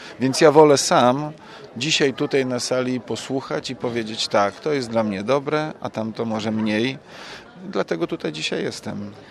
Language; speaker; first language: Polish; native; Polish